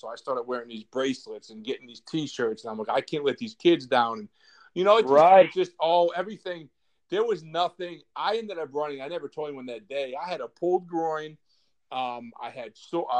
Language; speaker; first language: English; native; English